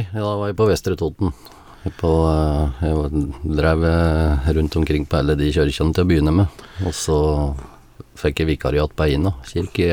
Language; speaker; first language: Norwegian; native; Norwegian